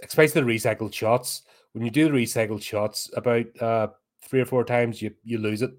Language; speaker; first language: English; native; English